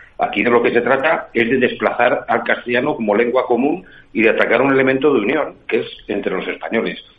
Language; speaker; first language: Spanish; native; Spanish